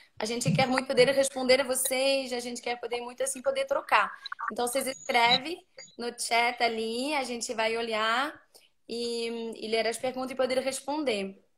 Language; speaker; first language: Portuguese; non-native, fluent; French